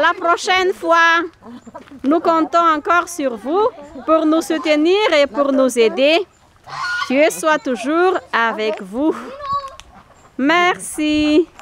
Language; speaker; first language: French; non-native, local second language; Malagasy